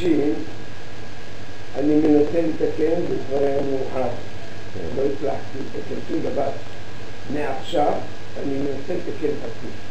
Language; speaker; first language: Hebrew; early bilingual, other home language; Arabic